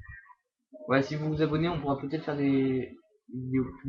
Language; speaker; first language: French; native; French